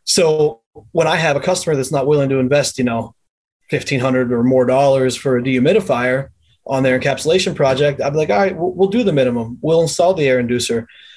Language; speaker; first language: English; native; English